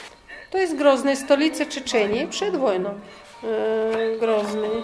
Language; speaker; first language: Polish; non-native, fluent; Chechen